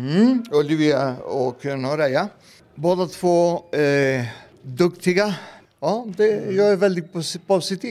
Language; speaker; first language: Swedish; non-native, fluent; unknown